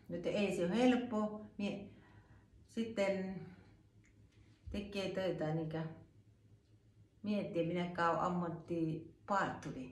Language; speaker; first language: Finnish; non-native, learner; Thai